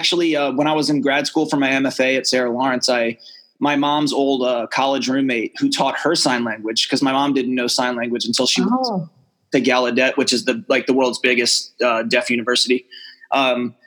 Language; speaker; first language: English; native; English